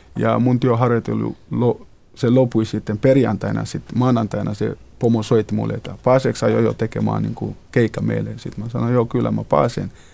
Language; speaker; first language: Finnish; non-native, fluent; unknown